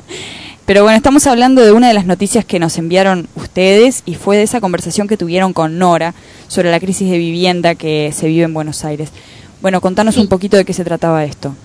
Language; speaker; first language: Spanish; native; Spanish